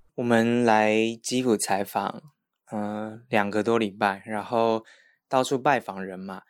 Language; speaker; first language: Chinese; native; Chinese